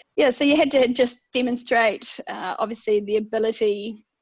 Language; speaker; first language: English; native; English